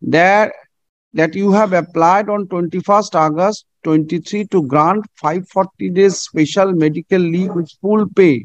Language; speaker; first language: English; non-native, local second language; Bangla